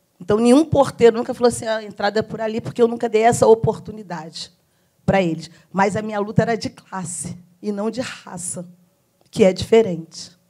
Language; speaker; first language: Portuguese; native; Portuguese